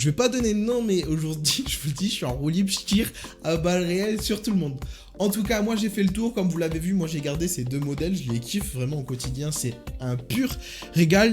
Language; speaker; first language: French; native; French